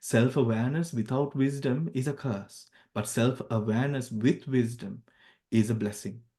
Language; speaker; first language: English; non-native, local second language; Sinhala